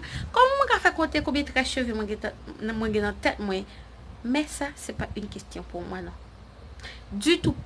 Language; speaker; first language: French; non-native, learner; Haitian Creole